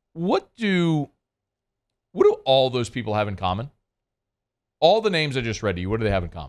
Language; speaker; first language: English; native; English